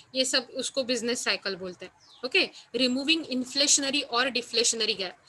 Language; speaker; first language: Hindi; non-native, local second language; Marathi